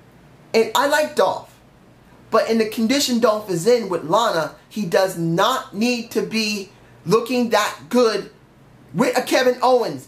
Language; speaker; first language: English; native; English